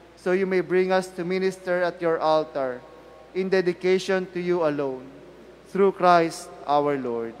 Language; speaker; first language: English; non-native, local second language; Filipino